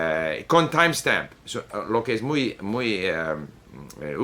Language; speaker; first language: Spanish; non-native, fluent; Swedish